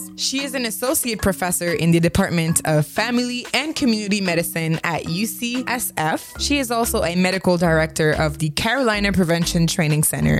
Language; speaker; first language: English; native; English